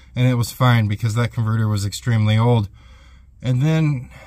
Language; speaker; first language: English; native; English